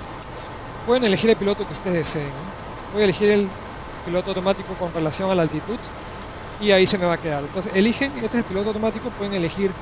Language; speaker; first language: Spanish; native; Spanish